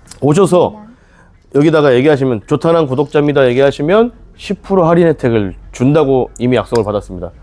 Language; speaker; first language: Korean; native; Korean